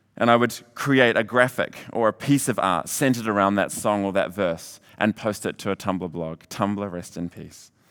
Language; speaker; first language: English; native; English